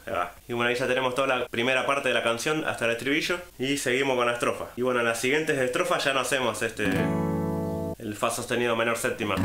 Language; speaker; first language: Spanish; native; Spanish